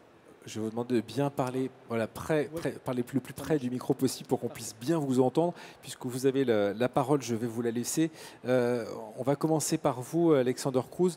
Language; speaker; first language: French; native; French